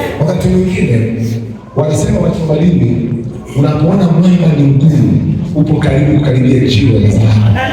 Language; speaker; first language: Swahili; non-native, local second language; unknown